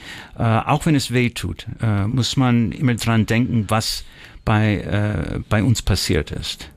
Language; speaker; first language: German; early bilingual, heritage; German